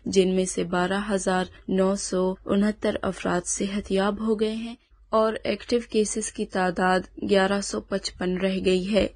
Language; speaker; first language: Urdu; non-native, local second language; Baluchi